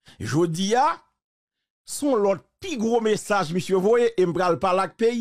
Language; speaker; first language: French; non-native, local second language; Haitian Creole